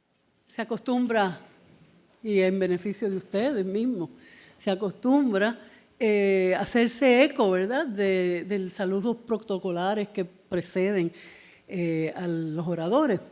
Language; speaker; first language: Spanish; native; Spanish